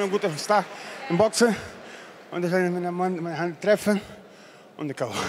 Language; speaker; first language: German; non-native, learner; Portuguese